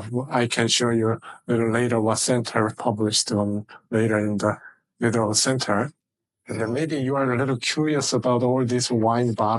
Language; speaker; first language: English; non-native, fluent; Korean